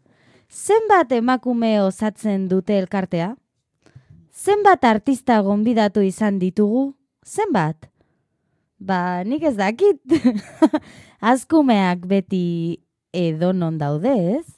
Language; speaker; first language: Basque; non-native, learner; Spanish